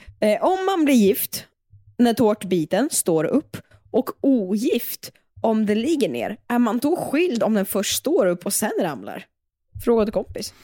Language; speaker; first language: Swedish; native; Swedish